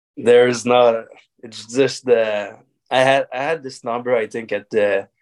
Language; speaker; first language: English; native; English